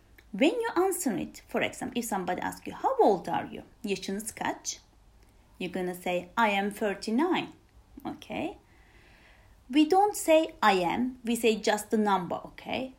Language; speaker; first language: English; non-native, fluent; Turkish